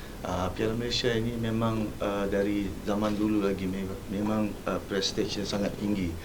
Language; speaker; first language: Malay; native; Malay